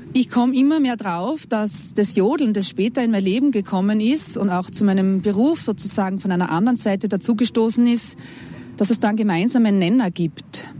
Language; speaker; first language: German; native; German